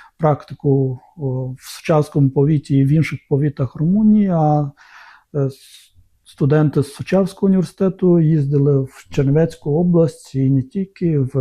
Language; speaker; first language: Ukrainian; non-native, local second language; Romanian